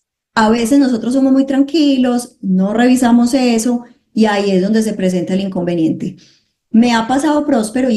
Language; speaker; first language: Spanish; native; Spanish